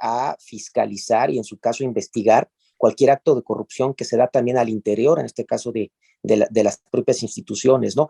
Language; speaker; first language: Spanish; native; Spanish